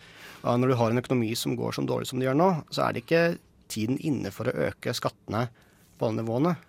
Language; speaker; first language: Norwegian; native; Norwegian